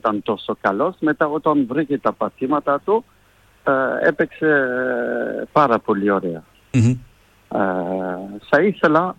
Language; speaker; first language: Greek; non-native, fluent; French